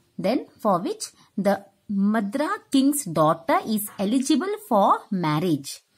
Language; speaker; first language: English; non-native, local second language; Tamil